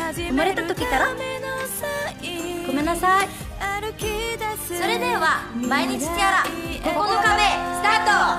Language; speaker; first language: Japanese; non-native, learner; Korean